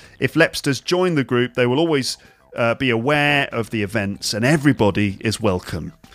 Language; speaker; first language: English; native; English